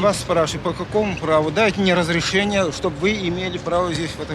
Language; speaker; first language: Russian; native; Russian